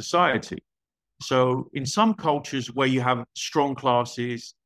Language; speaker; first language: English; native; English